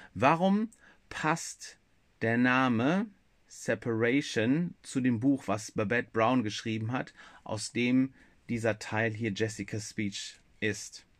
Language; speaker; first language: German; native; German